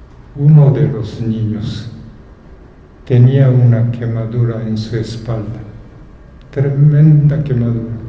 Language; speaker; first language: Spanish; non-native, fluent; Japanese